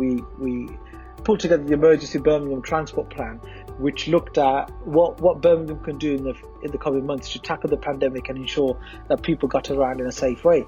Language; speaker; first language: English; native; English